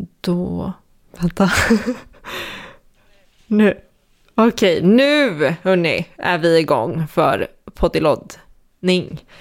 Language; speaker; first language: Swedish; native; Swedish